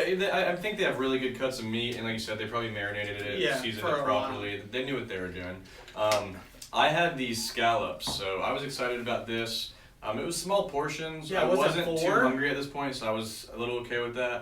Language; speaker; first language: English; native; English